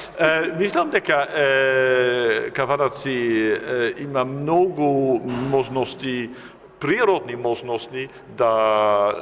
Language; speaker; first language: Macedonian; non-native, fluent; Dutch